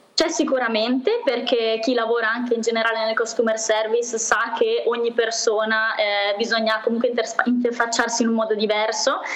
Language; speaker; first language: Italian; native; Italian